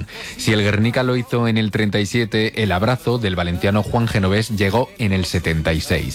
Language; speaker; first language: Spanish; native; Spanish